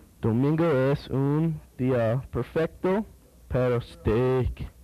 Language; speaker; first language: Spanish; non-native, learner; English